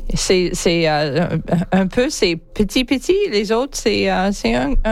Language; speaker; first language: French; non-native, local second language; English